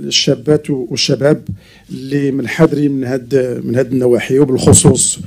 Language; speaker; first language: Arabic; native; Arabic